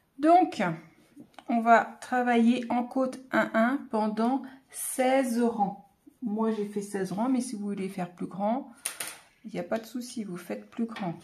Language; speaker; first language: French; native; French